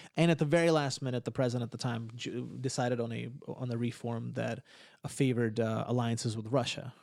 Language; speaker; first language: English; early bilingual, other home language; Ukrainian